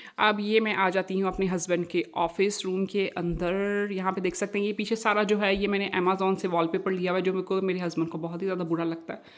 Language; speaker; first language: Urdu; non-native, local second language; Punjabi